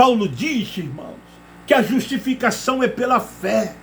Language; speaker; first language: Portuguese; native; Portuguese